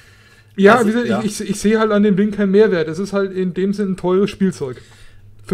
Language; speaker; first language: German; native; German